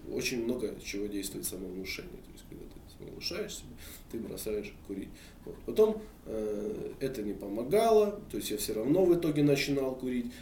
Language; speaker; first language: Russian; native; Russian